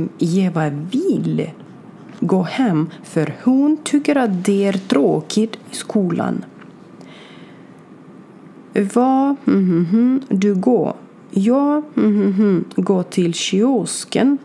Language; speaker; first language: Swedish; non-native, learner; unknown